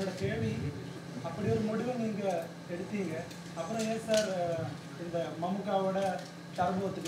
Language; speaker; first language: Tamil; non-native, local second language; Malayalam